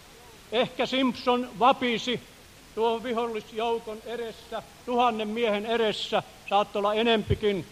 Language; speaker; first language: Finnish; native; Finnish